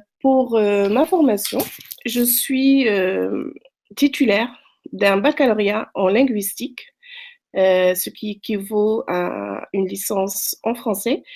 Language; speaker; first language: French; non-native, local second language; Arabic